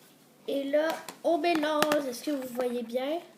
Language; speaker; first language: French; native; French